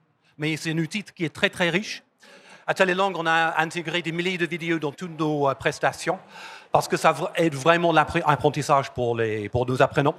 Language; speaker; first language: French; non-native, fluent; English